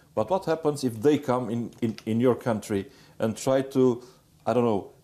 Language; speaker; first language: English; non-native, fluent; Romanian